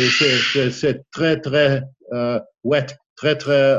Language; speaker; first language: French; non-native, learner; English